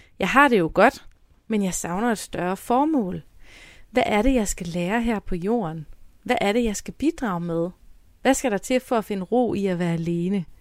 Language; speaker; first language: Danish; native; Danish